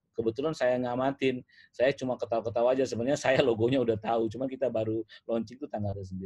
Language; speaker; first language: Indonesian; native; Indonesian